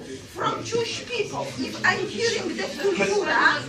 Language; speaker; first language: English; non-native, learner; Polish